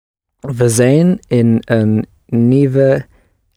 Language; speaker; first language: Dutch; non-native, learner; English